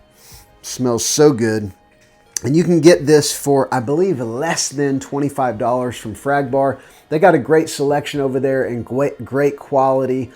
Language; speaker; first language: English; native; English